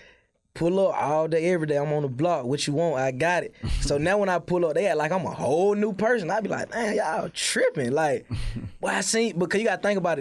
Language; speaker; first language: English; native; English